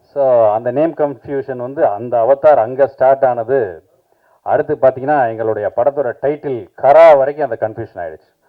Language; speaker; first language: Tamil; native; Tamil